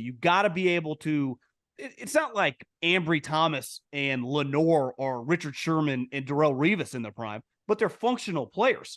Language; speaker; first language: English; native; English